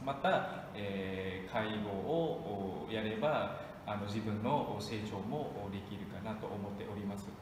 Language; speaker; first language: Japanese; non-native, learner; Vietnamese